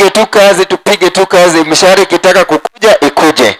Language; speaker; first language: Swahili; non-native, local second language; Luo (Kenya and Tanzania)